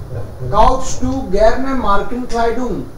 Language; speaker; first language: German; non-native, fluent; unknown